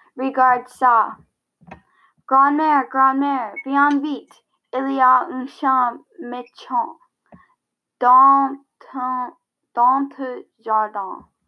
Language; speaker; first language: French; non-native, learner; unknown